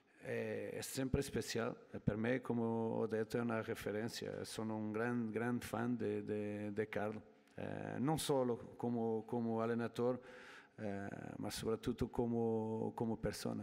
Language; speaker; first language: Italian; non-native, learner; Portuguese